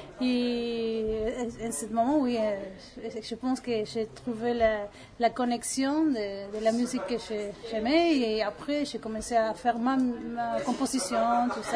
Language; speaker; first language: French; non-native, learner; Spanish